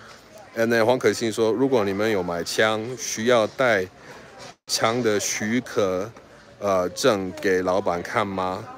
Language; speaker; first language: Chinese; non-native, fluent; English